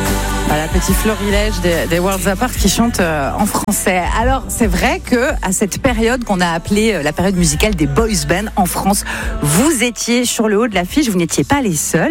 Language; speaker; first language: French; native; French